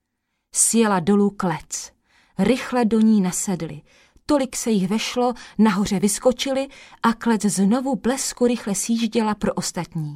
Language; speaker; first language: Czech; native; Czech